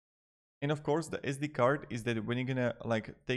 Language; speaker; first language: English; non-native, fluent; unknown